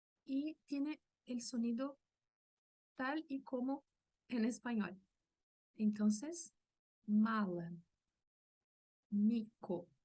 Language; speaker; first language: Spanish; non-native, fluent; Portuguese